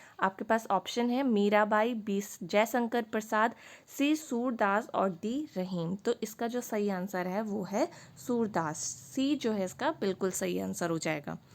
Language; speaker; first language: Hindi; native; Hindi